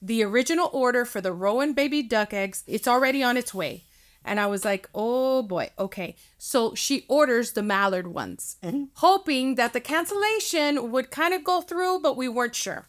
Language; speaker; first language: English; early bilingual, other home language; Spanish